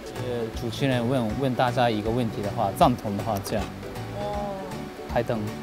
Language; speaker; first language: Chinese; non-native, fluent; Japanese